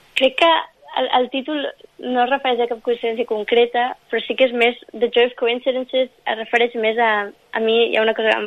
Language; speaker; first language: Catalan; non-native, local second language; English